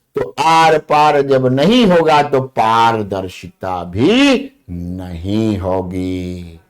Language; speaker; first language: Hindi; native; Hindi